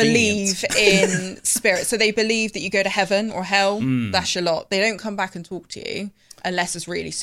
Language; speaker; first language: English; native; English